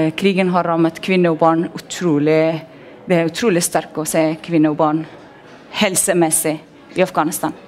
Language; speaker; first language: Norwegian; non-native, fluent; Persian